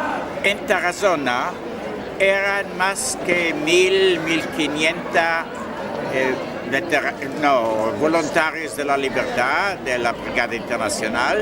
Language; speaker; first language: Spanish; non-native, learner; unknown